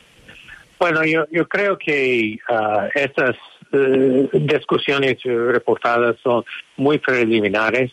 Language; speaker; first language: Spanish; non-native, fluent; English